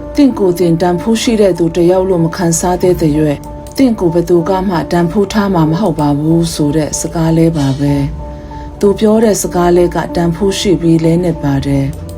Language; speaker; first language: Burmese; non-native, local second language; Hakha Chin